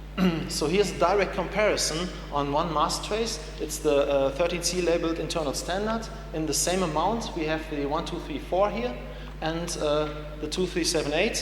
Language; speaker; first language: English; non-native, fluent; German